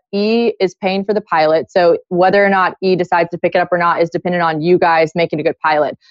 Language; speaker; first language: English; native; English